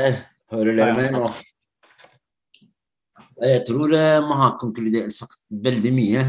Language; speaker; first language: Norwegian; non-native, fluent; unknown